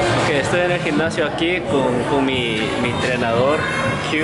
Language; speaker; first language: Spanish; non-native, fluent; Korean